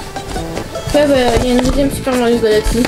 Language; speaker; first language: French; native; French